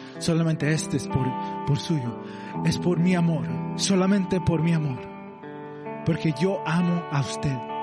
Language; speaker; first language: Spanish; non-native, learner; English